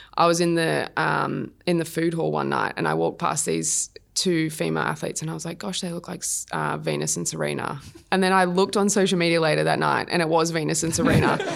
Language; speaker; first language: English; native; English